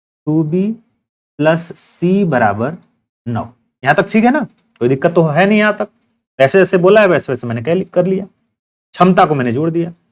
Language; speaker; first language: Hindi; native; Hindi